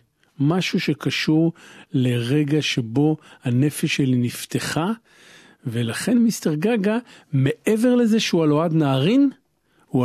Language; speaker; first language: Hebrew; native; Hebrew